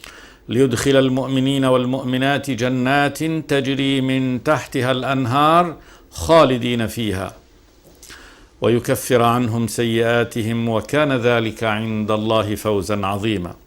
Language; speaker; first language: Arabic; native; Arabic